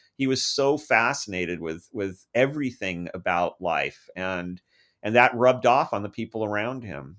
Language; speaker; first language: English; native; English